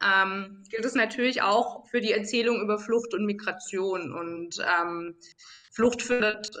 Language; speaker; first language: German; native; German